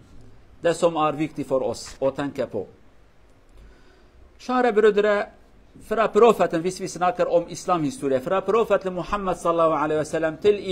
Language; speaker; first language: Norwegian; non-native, fluent; Kurdish